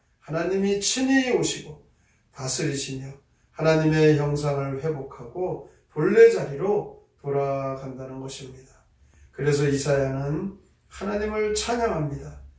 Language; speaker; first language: Korean; native; Korean